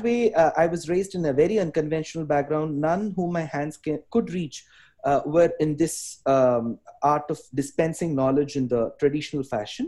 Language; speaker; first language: English; non-native, local second language; Tamil